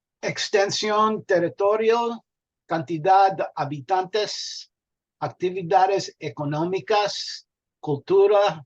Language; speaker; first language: Spanish; non-native, learner; English